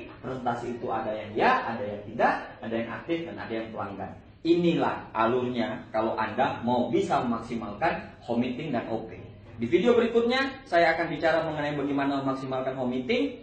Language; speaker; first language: Indonesian; native; Indonesian